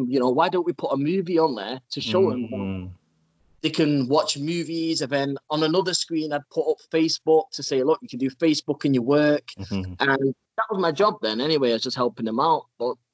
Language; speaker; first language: English; native; English